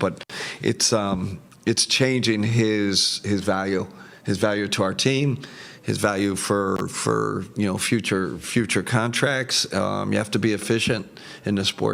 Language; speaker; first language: English; native; English